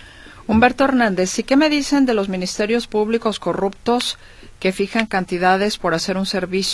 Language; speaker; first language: Spanish; native; Spanish